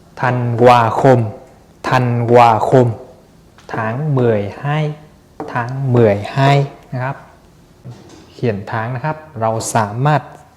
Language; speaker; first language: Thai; non-native, fluent; Vietnamese